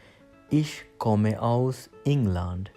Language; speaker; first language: German; non-native, learner; Bangla